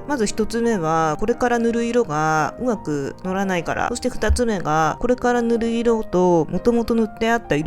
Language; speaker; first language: Japanese; native; Japanese